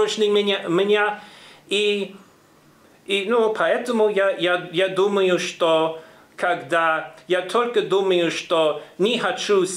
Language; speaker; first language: Russian; non-native, learner; English